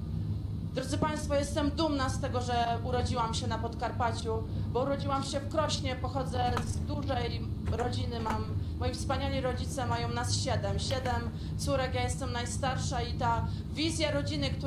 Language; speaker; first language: Polish; native; Polish